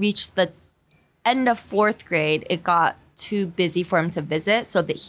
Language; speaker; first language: English; non-native, fluent; Korean